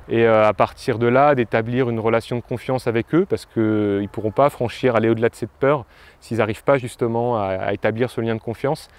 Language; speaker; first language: French; native; French